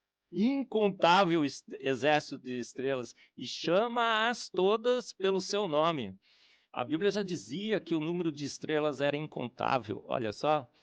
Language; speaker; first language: Portuguese; native; Portuguese